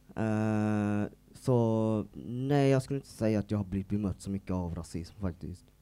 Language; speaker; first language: Swedish; native; Swedish